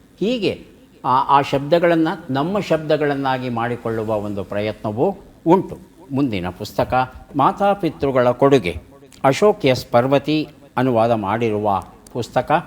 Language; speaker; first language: Kannada; native; Kannada